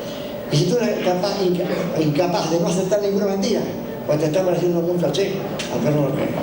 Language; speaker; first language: Spanish; native; Spanish